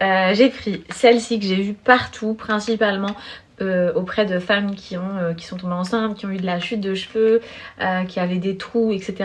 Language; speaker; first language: French; native; French